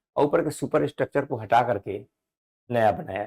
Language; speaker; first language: Hindi; native; Hindi